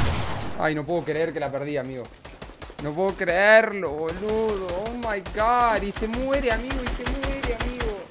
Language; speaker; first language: Spanish; native; Spanish